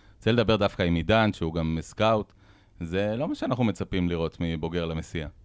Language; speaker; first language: Hebrew; native; Hebrew